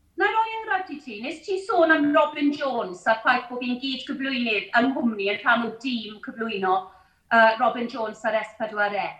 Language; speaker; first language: Welsh; non-native, local second language; English